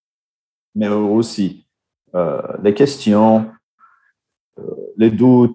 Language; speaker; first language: French; non-native, fluent; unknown